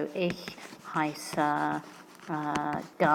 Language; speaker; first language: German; non-native, fluent; English